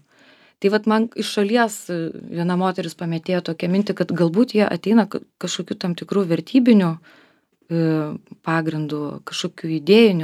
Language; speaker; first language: Lithuanian; native; Lithuanian